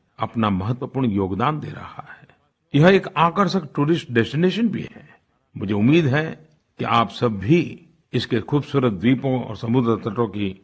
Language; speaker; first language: Hindi; non-native, local second language; Gujarati